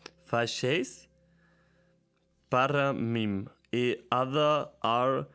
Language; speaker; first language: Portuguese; non-native, learner; German